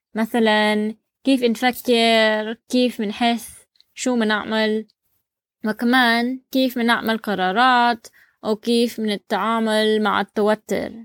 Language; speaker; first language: Arabic; non-native, learner; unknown